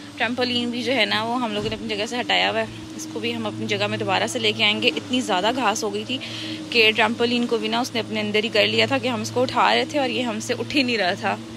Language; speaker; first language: Urdu; native; Urdu